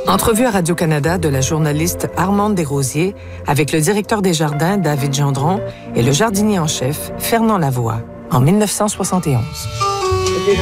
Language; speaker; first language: French; native; French